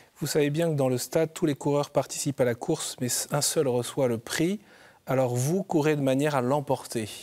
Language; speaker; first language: French; native; French